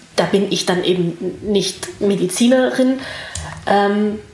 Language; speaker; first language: German; native; German